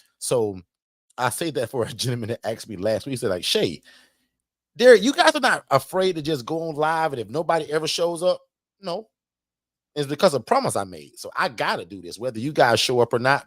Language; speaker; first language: English; native; English